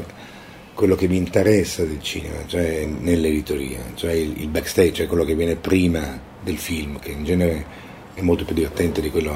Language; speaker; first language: Italian; native; Italian